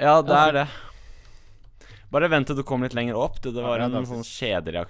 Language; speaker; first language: Norwegian; native; Norwegian